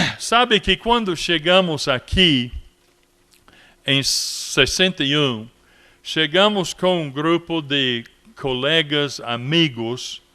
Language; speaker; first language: Portuguese; non-native, fluent; English